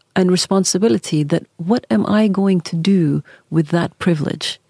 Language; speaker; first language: English; early bilingual, other home language; Norwegian